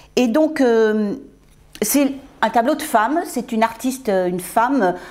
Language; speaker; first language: French; native; French